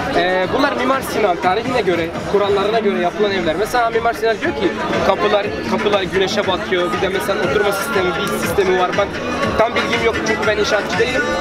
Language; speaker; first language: Turkish; non-native, fluent; Arabic